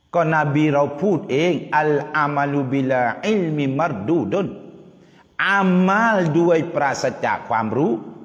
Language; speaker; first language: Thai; native; Thai